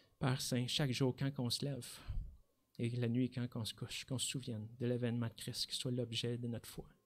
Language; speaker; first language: French; native; French